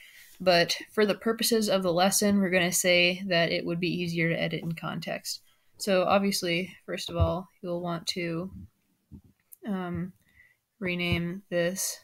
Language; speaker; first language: English; native; English